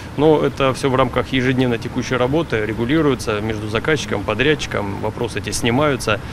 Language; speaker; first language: Russian; native; Russian